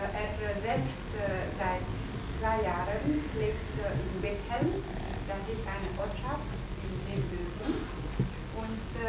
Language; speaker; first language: German; non-native, fluent; Romanian